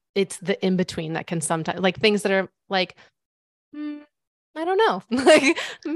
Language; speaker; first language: English; native; English